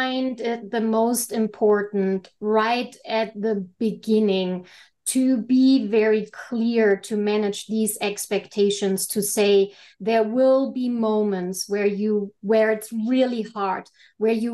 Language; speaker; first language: English; non-native, fluent; German